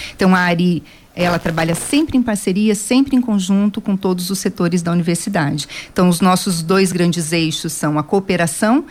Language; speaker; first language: Portuguese; native; Portuguese